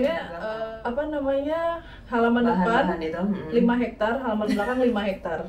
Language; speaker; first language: Indonesian; native; Indonesian